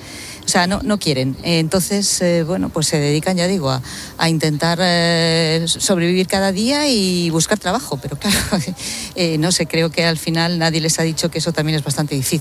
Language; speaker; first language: Spanish; native; Spanish